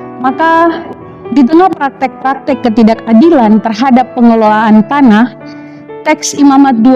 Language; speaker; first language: Indonesian; native; Indonesian